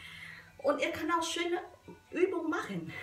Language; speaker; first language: German; non-native, learner; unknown